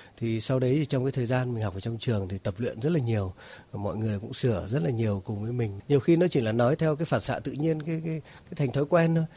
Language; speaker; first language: Vietnamese; native; Vietnamese